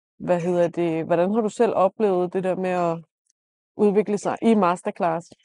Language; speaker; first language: Danish; native; Danish